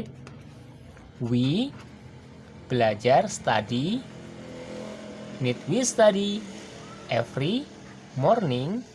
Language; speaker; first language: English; non-native, learner; Indonesian